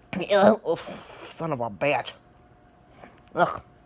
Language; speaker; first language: English; native; English